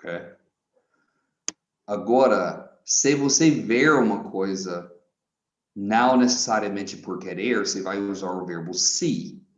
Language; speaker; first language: Portuguese; non-native, fluent; English